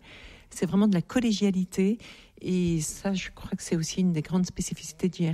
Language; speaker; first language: French; native; French